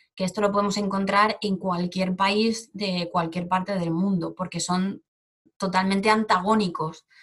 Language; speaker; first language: Spanish; native; Spanish